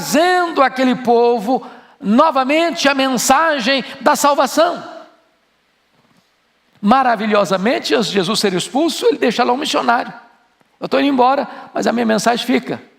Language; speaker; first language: Portuguese; native; Portuguese